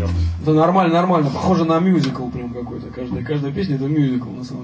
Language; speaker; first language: Russian; native; Russian